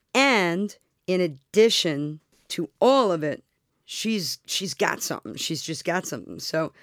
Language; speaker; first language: English; native; English